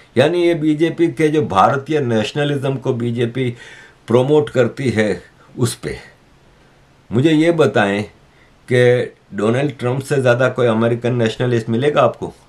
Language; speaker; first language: Urdu; native; Urdu